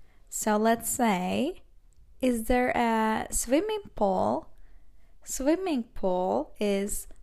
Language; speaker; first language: English; non-native, fluent; Turkish